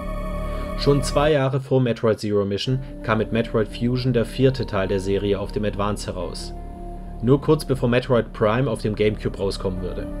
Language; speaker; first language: German; native; German